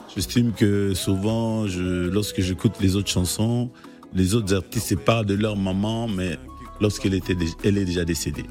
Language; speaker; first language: French; non-native, local second language; Lingala